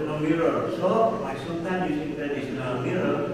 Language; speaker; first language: English; non-native, learner; Indonesian